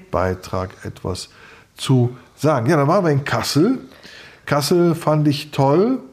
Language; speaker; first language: German; native; German